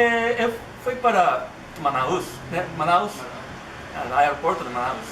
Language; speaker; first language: Portuguese; non-native, learner; Japanese